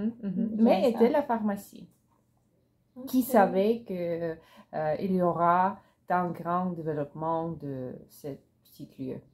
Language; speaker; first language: French; non-native, learner; Russian